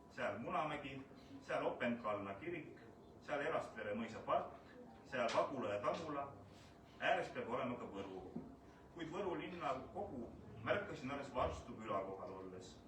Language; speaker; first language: Estonian; native; Estonian